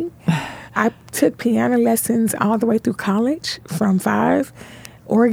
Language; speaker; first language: English; native; English